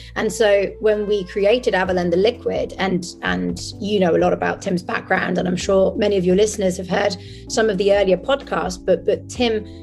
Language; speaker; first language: English; early bilingual, other home language; French